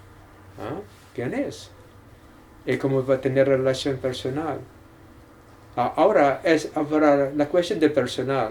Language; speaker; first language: Spanish; non-native, learner; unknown